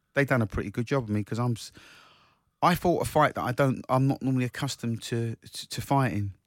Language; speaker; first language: English; native; English